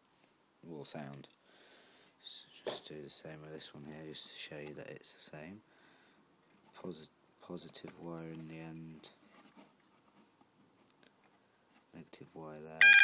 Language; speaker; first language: English; native; English